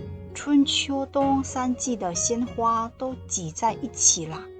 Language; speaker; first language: Chinese; non-native, fluent; Indonesian